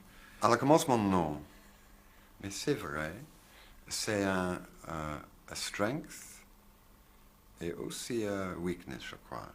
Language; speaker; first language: French; non-native, learner; English